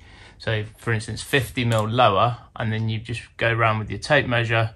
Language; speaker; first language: English; native; English